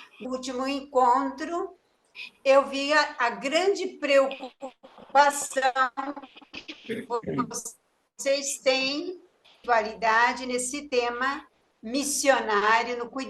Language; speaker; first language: Portuguese; native; Portuguese